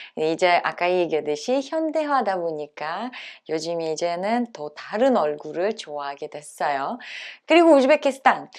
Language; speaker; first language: Korean; non-native, fluent; Uzbek